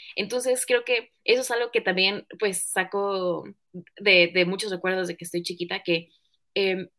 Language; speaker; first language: Spanish; native; Spanish